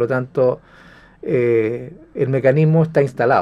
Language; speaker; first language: Spanish; native; Spanish